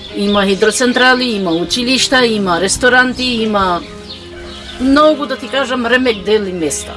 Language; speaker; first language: Macedonian; non-native, fluent; Albanian